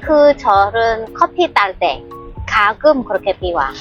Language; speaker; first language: Korean; non-native, learner; Vietnamese